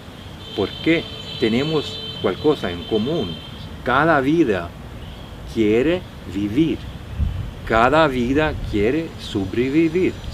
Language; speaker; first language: Spanish; non-native, fluent; Norwegian